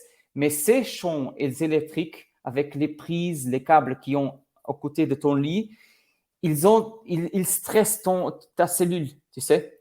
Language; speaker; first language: French; non-native, learner; Portuguese